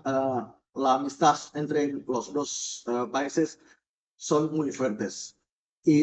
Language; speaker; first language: Spanish; non-native, fluent; Indonesian